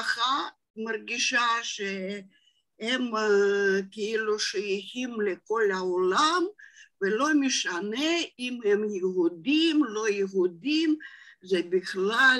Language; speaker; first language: Hebrew; non-native, fluent; Russian